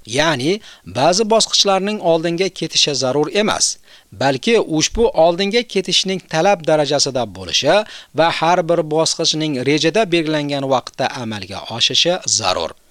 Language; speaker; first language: Uzbek; native; Uzbek